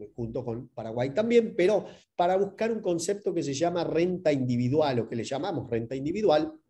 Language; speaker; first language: Spanish; native; Spanish